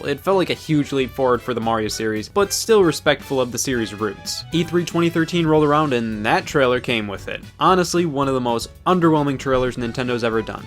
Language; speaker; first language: English; native; English